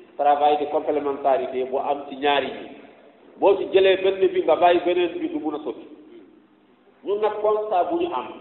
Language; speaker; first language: Wolof; non-native, local second language; Fula